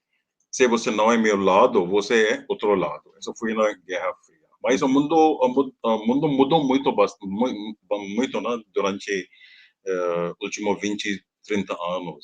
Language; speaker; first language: Portuguese; non-native, learner; Hindi